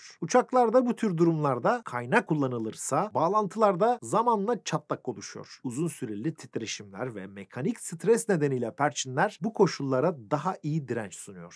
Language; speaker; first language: Turkish; native; Turkish